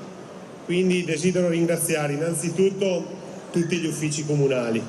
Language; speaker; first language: Italian; native; Italian